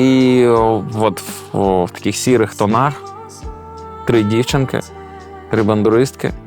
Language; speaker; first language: Ukrainian; native; Ukrainian